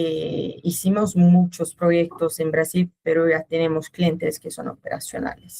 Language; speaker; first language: Spanish; non-native, learner; Portuguese